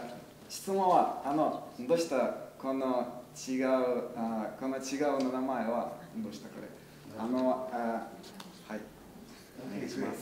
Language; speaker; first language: Japanese; non-native, learner; Ukrainian